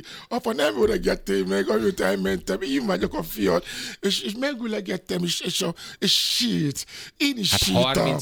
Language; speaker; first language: Hungarian; non-native, learner; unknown